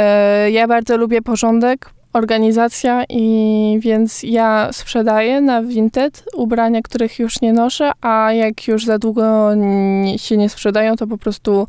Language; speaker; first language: Polish; early bilingual, heritage; Polish